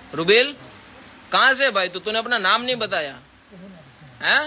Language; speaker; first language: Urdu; non-native, local second language; Gujarati